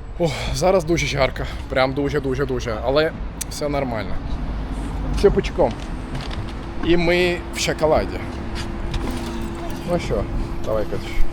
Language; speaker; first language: Ukrainian; non-native, local second language; Russian